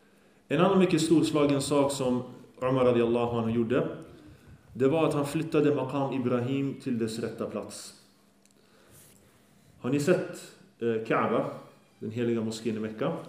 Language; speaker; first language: Swedish; early bilingual, other home language; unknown